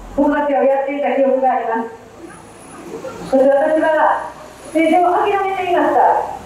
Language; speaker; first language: Japanese; native; Japanese